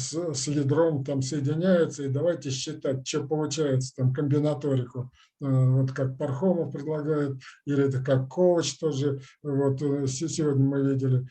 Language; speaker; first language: Russian; native; Russian